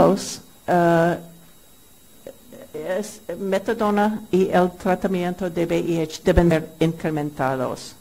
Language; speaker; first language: Spanish; non-native, fluent; English